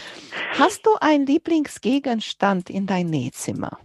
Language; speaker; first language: German; non-native, fluent; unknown